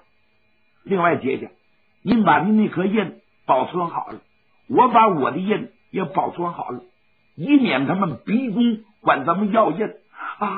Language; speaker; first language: Chinese; native; Chinese